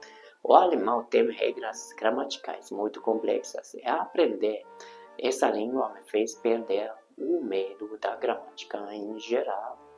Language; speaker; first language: Portuguese; non-native, fluent; Hungarian